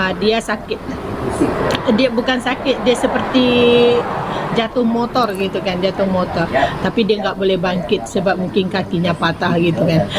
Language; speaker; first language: Indonesian; native; Indonesian